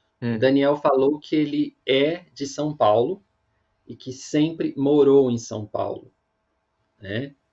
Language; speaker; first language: Portuguese; native; Portuguese